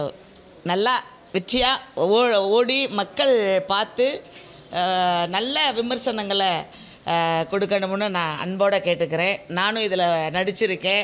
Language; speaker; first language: Tamil; native; Tamil